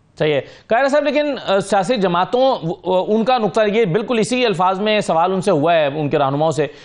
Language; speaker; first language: Urdu; non-native, local second language; Punjabi